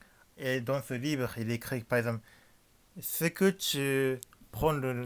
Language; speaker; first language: French; non-native, learner; Japanese